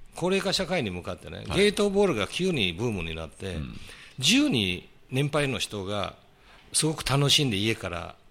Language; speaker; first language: Japanese; early bilingual, heritage; Portuguese